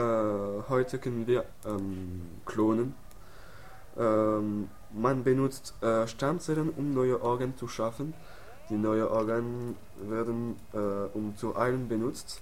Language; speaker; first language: German; non-native, learner; French